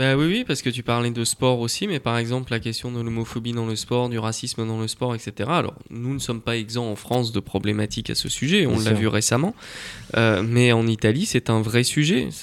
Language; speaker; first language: French; native; French